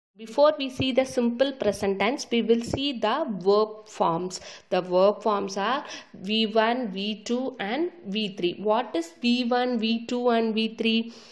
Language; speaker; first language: English; non-native, local second language; Tamil